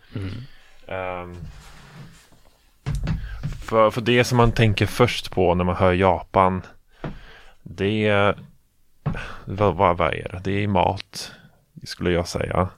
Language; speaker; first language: Swedish; non-native, fluent; Polish